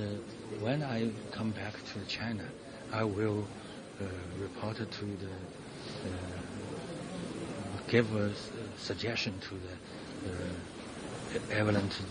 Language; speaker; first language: English; non-native, learner; Chinese